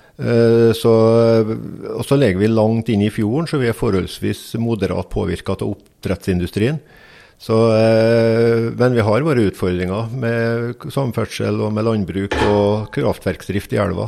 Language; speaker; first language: Norwegian; native; Norwegian